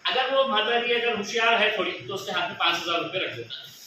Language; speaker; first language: Hindi; non-native, local second language; Marathi